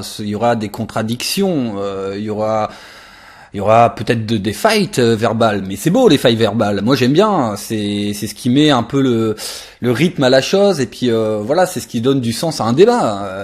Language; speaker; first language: French; native; French